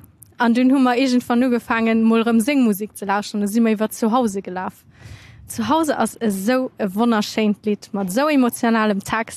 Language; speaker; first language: German; native; German